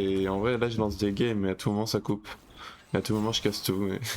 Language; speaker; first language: French; native; French